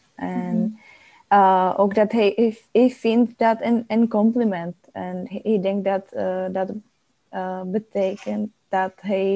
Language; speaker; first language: Dutch; non-native, learner; Czech